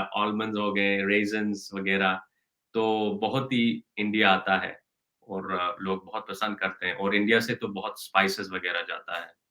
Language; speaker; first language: Hindi; non-native, fluent; Persian